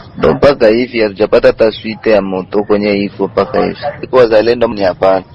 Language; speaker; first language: Swahili; native; Swahili